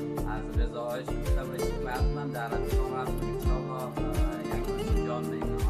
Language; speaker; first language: Persian; native; Persian